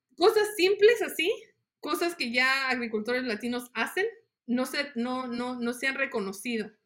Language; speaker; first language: Spanish; early bilingual, heritage; Spanish